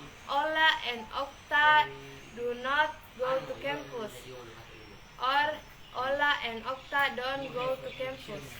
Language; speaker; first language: English; non-native, learner; Indonesian